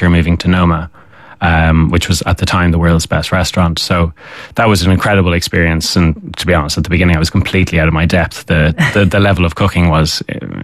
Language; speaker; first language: English; native; English